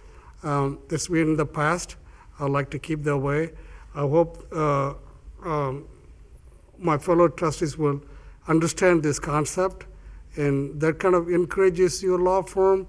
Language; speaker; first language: English; non-native, fluent; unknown